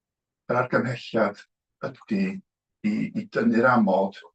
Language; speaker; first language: Welsh; native; Welsh